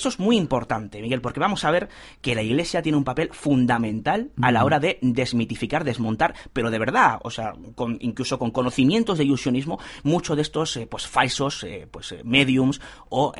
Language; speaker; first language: Spanish; native; Spanish